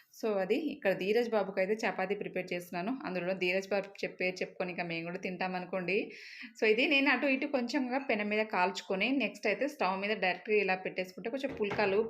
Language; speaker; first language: Telugu; non-native, local second language; Lambadi